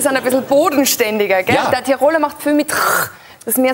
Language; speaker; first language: German; native; German